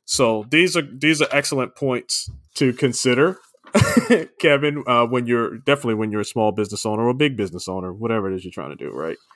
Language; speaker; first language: English; native; English